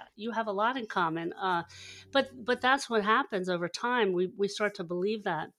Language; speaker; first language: English; native; English